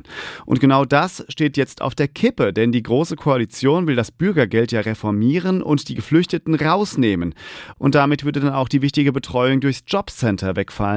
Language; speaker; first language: German; native; German